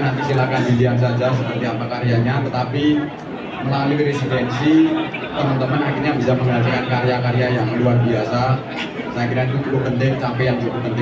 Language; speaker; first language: Indonesian; native; Indonesian